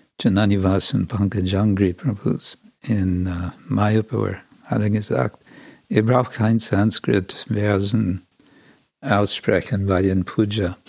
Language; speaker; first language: German; non-native, fluent; English